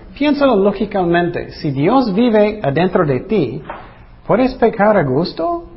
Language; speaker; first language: Spanish; non-native, fluent; English